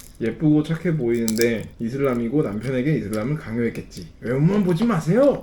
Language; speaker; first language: Korean; native; Korean